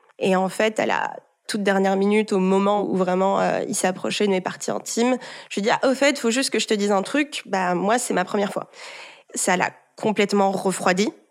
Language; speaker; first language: French; early bilingual, heritage; French